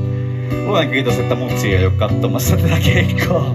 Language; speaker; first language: Finnish; native; Finnish